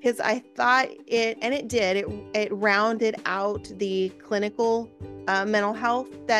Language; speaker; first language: English; native; English